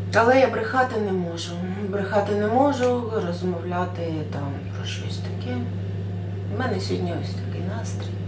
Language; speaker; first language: Ukrainian; non-native, local second language; Russian